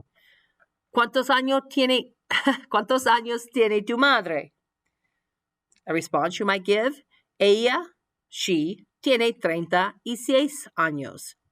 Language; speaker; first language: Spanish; non-native, fluent; English